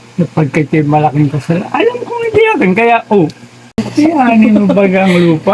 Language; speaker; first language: Filipino; non-native, local second language; Bikol